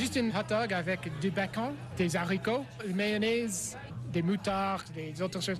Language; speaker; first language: French; non-native, learner; English